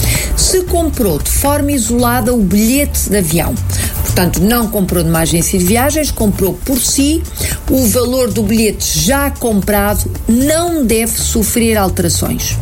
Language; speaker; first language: Portuguese; native; Portuguese